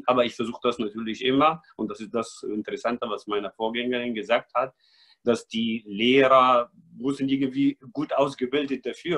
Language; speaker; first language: German; non-native, fluent; Arabic